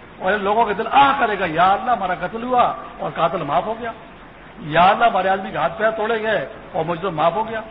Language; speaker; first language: Urdu; non-native, local second language; Pashto